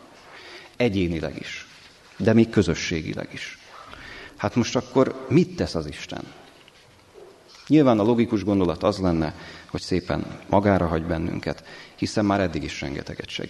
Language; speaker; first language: Hungarian; native; Hungarian